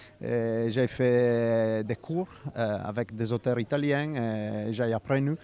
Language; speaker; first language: French; non-native, fluent; Italian